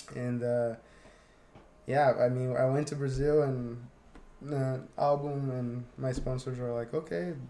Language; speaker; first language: English; non-native, fluent; Portuguese